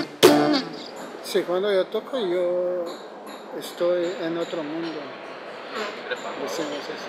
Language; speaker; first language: Spanish; non-native, learner; Ukrainian